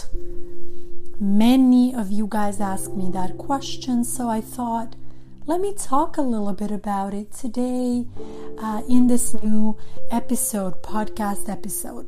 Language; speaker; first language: English; non-native, fluent; Serbian